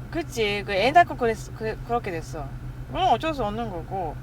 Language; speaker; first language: Korean; non-native, fluent; Japanese